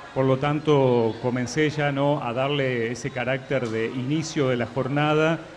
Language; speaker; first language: Spanish; native; Spanish